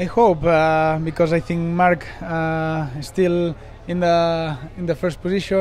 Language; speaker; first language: English; non-native, learner; Spanish